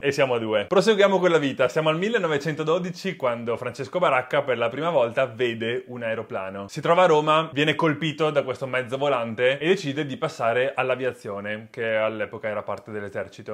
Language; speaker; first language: Italian; native; Italian